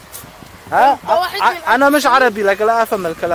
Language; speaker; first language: Arabic; non-native, learner; English